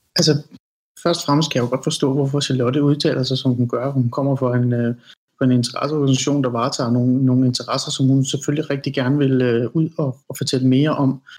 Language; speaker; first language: Danish; early bilingual, other home language; Persian